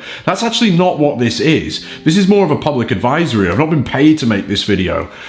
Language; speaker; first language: English; native; English